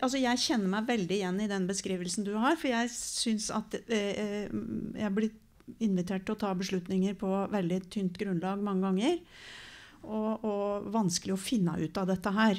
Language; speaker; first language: Norwegian; native; Norwegian